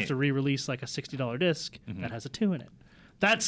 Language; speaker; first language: English; native; English